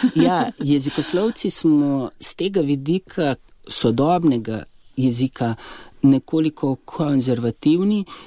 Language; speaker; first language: Slovenian; native; Slovenian